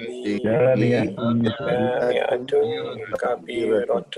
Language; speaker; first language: Arabic; non-native, learner; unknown